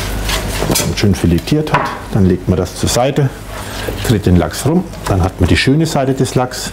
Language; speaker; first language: German; native; German